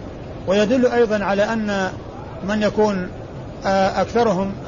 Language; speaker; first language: Arabic; native; Arabic